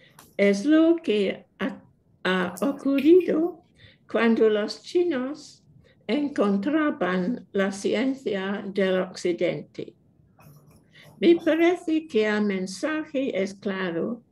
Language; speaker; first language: Spanish; non-native, fluent; English